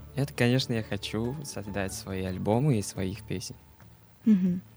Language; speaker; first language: Russian; non-native, fluent; Mongolian